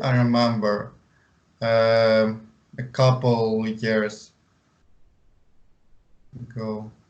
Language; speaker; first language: English; non-native, learner; Ukrainian